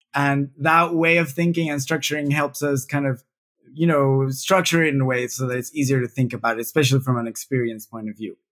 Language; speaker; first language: English; non-native, fluent; Spanish